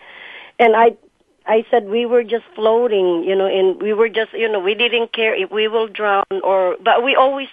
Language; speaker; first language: English; non-native, local second language; Cebuano